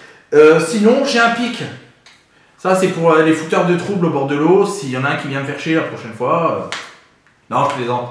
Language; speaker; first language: French; native; French